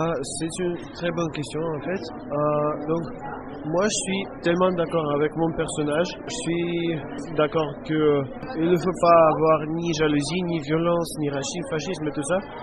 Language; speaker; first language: French; non-native, fluent; Russian